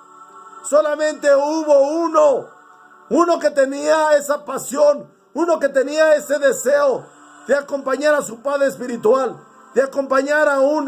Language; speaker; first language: Spanish; native; Spanish